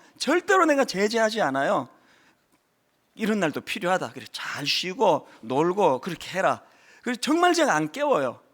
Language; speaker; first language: Korean; native; Korean